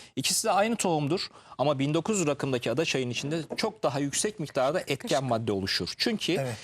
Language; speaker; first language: Turkish; native; Turkish